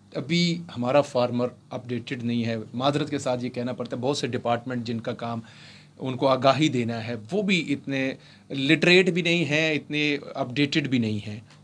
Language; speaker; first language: Urdu; non-native, local second language; Punjabi